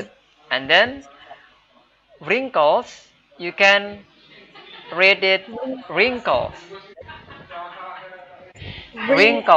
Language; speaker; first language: English; non-native, fluent; Indonesian